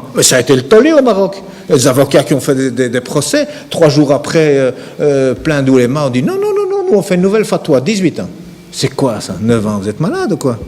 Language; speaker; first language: French; native; French